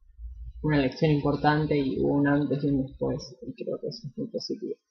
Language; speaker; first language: Spanish; native; Spanish